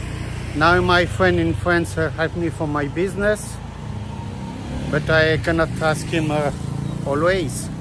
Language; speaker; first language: English; non-native, learner; French